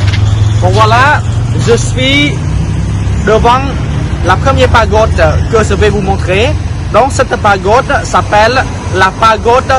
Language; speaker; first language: French; non-native, fluent; Khmer